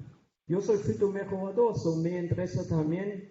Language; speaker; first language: Spanish; non-native, fluent; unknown